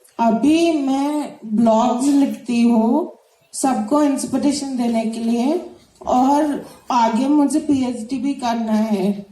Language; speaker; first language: Hindi; non-native, local second language; Telugu